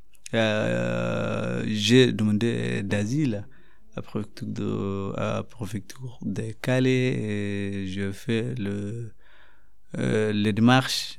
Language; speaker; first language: French; non-native, learner; Arabic